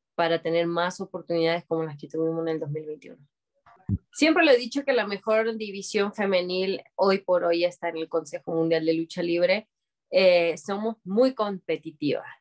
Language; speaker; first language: Spanish; native; Spanish